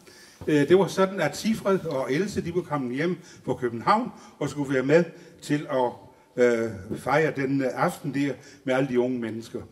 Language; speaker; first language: Danish; native; Danish